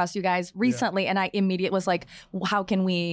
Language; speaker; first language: English; native; English